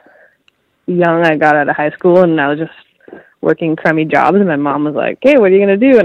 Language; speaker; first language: English; native; English